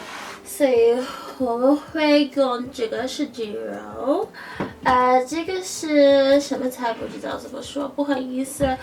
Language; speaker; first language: Chinese; non-native, learner; English